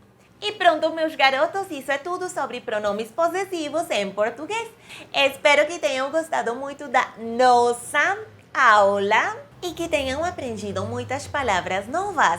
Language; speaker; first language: Portuguese; non-native, fluent; Spanish